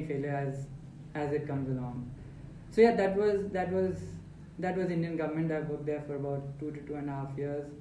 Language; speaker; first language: English; non-native, local second language; Hindi